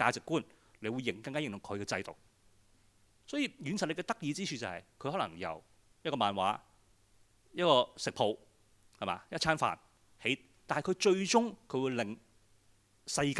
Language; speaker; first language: Cantonese; native; Cantonese